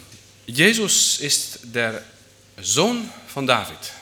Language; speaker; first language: German; non-native, fluent; Dutch